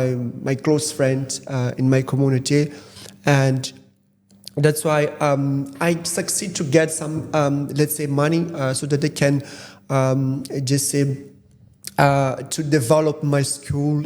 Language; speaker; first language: English; non-native, fluent; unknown